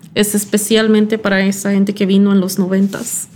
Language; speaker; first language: Spanish; early bilingual, heritage; Spanish